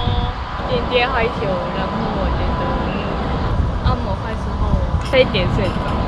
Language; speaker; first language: Chinese; non-native, learner; Korean